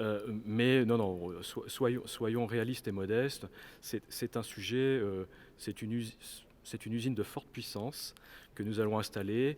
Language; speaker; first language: French; native; French